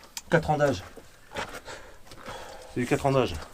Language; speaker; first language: French; native; French